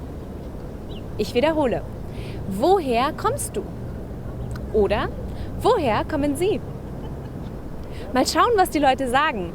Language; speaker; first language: German; native; German